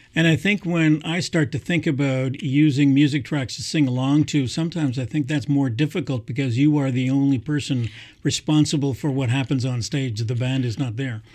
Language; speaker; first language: English; native; English